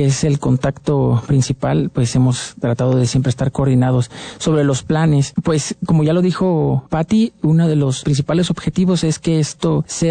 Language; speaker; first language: Spanish; native; Spanish